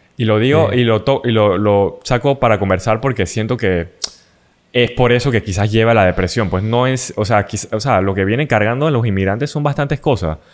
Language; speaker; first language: Spanish; native; Spanish